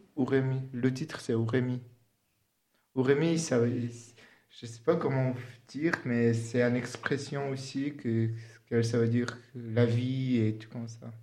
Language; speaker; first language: French; non-native, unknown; Georgian